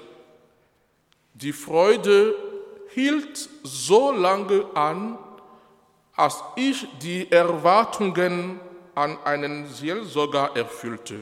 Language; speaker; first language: German; non-native, fluent; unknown